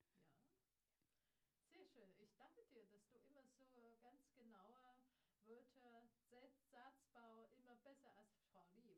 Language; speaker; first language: German; non-native, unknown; Chinese